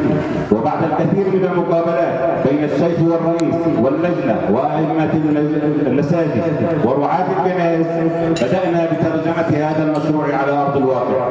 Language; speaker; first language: Arabic; native; Arabic